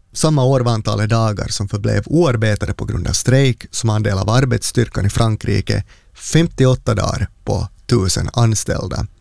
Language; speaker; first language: Swedish; native; Swedish